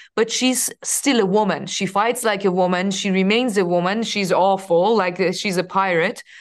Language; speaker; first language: English; non-native, fluent; Persian